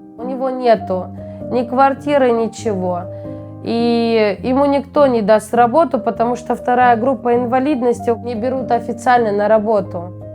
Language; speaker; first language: Russian; native; Russian